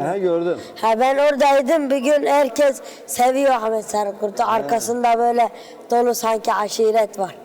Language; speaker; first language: Turkish; early bilingual, other home language; Arabic